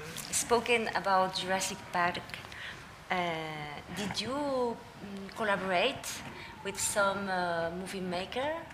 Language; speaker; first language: English; non-native, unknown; Spanish